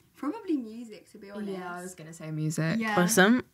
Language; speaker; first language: English; native; English